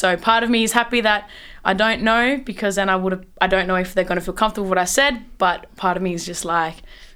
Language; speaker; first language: English; native; English